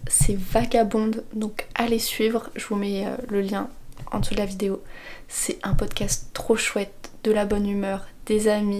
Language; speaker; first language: French; native; French